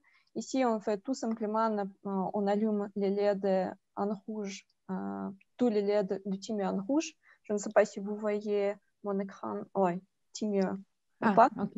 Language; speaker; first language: French; non-native, fluent; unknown